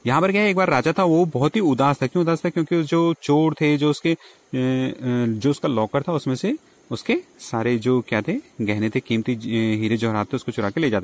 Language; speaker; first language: Hindi; native; Hindi